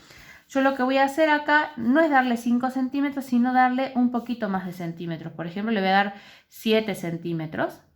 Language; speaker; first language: Spanish; native; Spanish